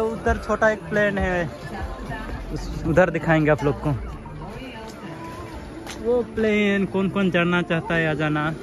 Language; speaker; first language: Hindi; non-native, local second language; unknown